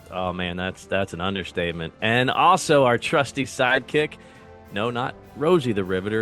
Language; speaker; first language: English; native; English